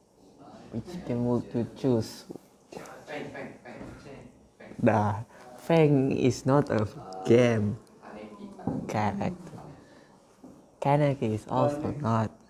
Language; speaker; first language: English; non-native, learner; Indonesian